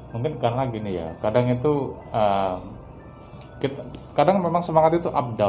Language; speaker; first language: Indonesian; native; Indonesian